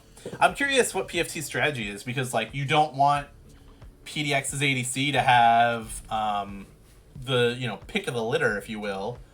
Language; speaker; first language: English; native; English